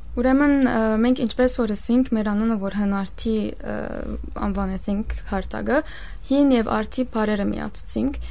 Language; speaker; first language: Armenian; early bilingual, heritage; Armenian